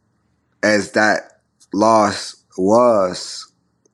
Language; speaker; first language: English; native; English